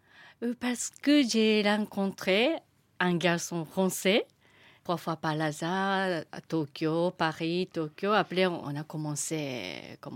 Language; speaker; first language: French; non-native, learner; Japanese